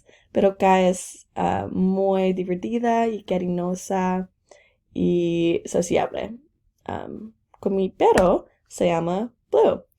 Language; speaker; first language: Spanish; non-native, learner; English